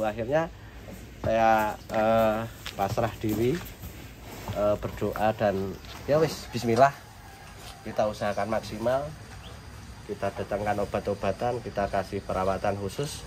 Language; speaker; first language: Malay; non-native, local second language; Javanese